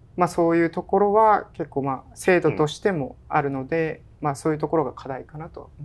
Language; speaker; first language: Japanese; native; Japanese